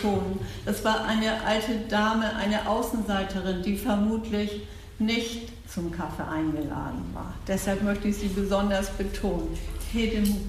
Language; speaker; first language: German; native; German